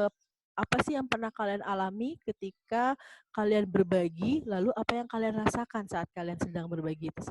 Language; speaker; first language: Indonesian; native; Indonesian